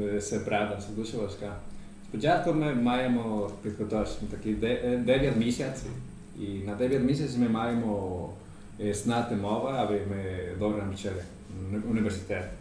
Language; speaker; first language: Ukrainian; non-native, learner; Spanish